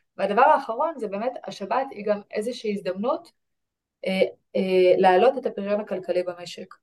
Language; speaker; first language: Hebrew; native; Hebrew